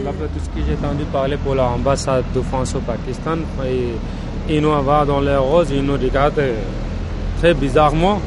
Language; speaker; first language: French; non-native, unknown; Urdu